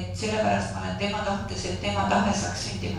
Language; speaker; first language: Finnish; non-native, learner; Estonian